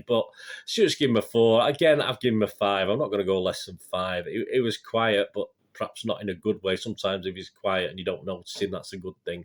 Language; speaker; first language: English; native; English